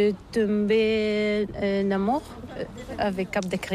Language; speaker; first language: French; non-native, learner; Bulgarian